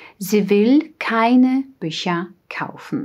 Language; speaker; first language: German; non-native, fluent; Russian